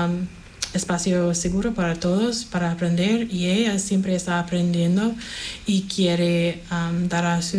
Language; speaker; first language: Spanish; non-native, fluent; English